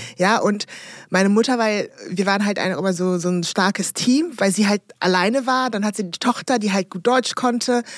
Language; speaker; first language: German; early bilingual, other home language; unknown